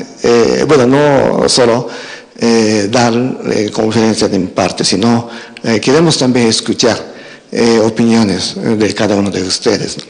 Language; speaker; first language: Spanish; non-native, fluent; Japanese